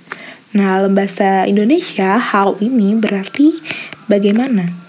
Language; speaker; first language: Indonesian; native; Indonesian